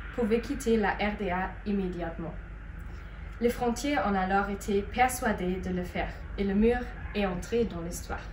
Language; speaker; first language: French; non-native, fluent; German